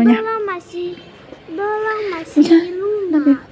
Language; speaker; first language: Indonesian; early bilingual, heritage; Chinese